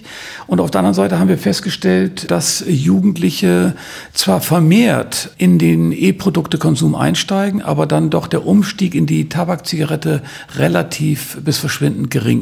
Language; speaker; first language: German; native; German